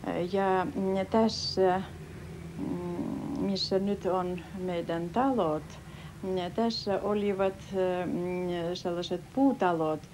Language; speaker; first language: Finnish; early bilingual, heritage; Finnish